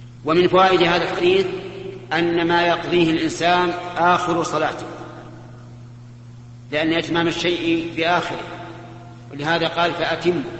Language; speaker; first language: Arabic; native; Arabic